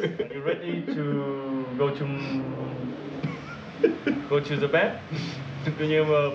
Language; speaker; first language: English; non-native, learner; Vietnamese